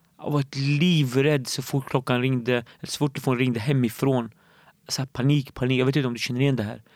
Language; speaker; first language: Swedish; early bilingual, other home language; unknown